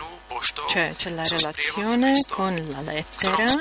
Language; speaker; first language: Italian; non-native, fluent; Czech